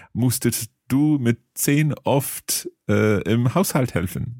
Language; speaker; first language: German; non-native, learner; English